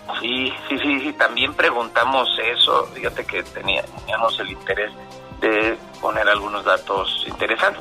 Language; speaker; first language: Spanish; native; Spanish